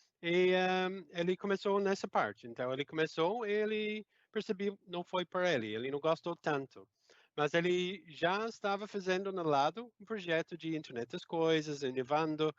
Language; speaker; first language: Portuguese; non-native, fluent; English